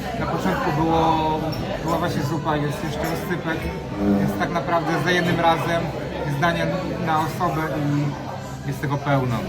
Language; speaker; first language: Polish; native; Polish